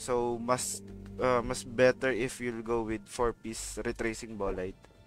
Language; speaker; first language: English; non-native, local second language; Filipino